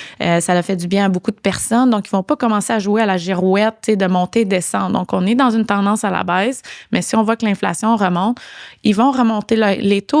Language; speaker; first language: French; native; French